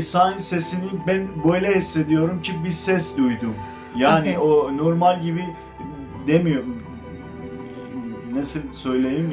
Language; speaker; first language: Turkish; non-native, fluent; Azerbaijani